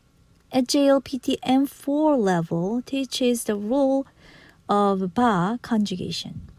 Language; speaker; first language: English; non-native, fluent; Japanese